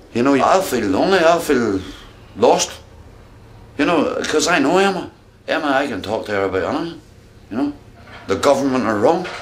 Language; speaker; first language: English; native; English